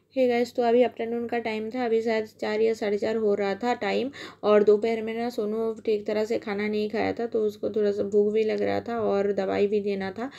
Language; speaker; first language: Hindi; non-native, local second language; Bangla